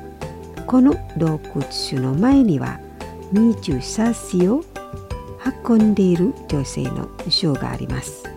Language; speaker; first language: Japanese; non-native, fluent; Indonesian